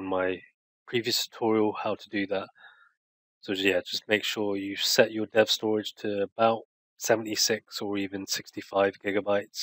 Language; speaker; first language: English; native; English